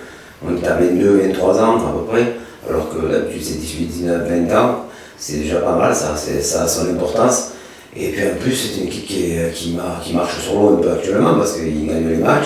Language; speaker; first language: French; native; French